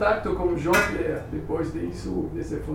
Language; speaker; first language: French; non-native, learner; Portuguese